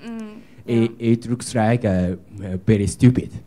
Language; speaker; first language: English; non-native, local second language; Filipino